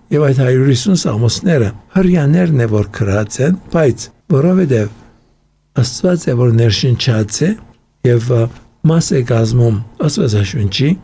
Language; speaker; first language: Armenian; early bilingual, heritage; Armenian